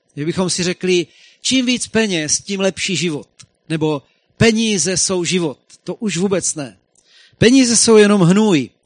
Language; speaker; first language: Czech; native; Czech